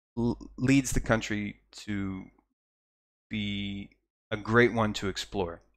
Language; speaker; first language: English; native; English